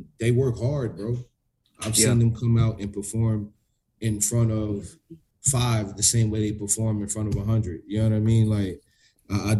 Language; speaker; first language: English; native; English